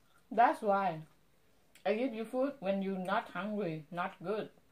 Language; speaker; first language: English; non-native, learner; Vietnamese